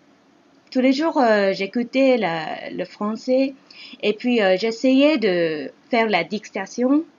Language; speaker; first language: French; non-native, fluent; Japanese